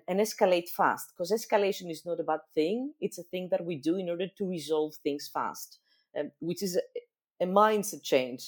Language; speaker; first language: English; non-native, fluent; Greek